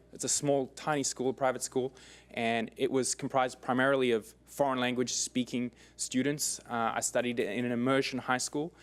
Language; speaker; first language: English; native; English